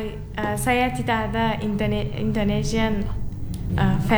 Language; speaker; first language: Indonesian; non-native, learner; Turkmen